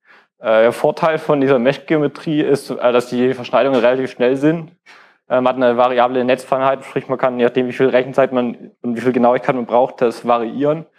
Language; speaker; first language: German; native; German